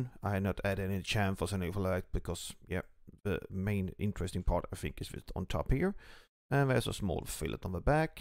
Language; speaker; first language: English; non-native, fluent; Swedish